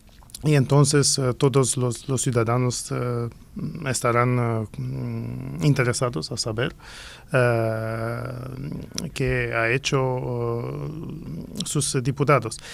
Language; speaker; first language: Spanish; non-native, fluent; Romanian